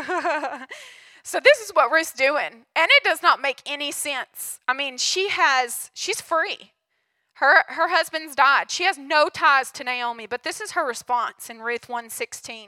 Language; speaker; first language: English; native; English